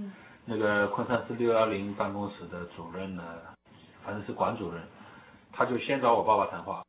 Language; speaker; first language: Chinese; native; Chinese